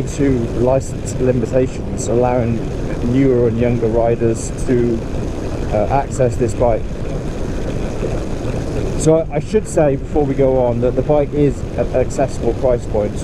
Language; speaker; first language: English; native; English